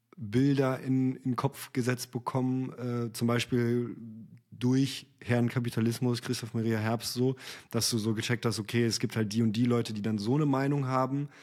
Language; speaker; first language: German; native; German